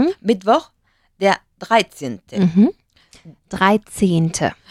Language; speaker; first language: German; non-native, learner; Spanish